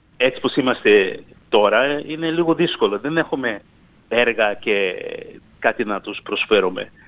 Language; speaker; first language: Greek; early bilingual, heritage; Greek